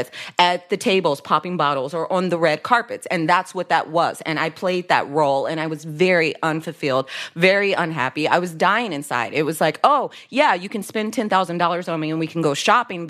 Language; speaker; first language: English; native; English